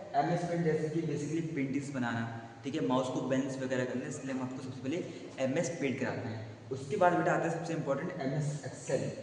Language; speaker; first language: Hindi; native; Hindi